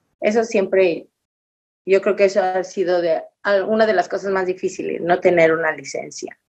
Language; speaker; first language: Spanish; native; Spanish